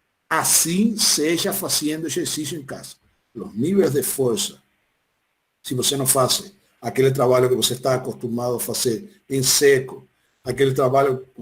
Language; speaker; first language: Portuguese; non-native, fluent; Spanish